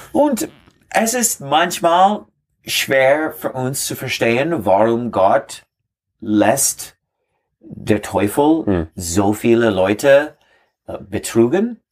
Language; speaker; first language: German; non-native, learner; English